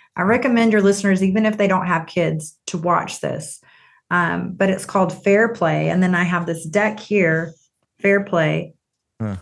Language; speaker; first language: English; native; English